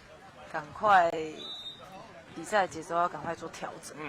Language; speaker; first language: Chinese; native; Chinese